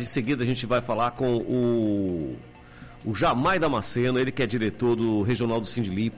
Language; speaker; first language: Portuguese; native; Portuguese